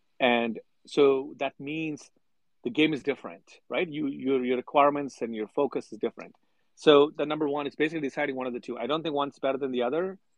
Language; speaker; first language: English; non-native, local second language; Telugu